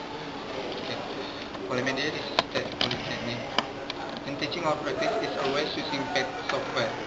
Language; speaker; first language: English; non-native, learner; Indonesian